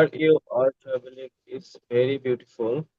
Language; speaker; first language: English; non-native, learner; Bangla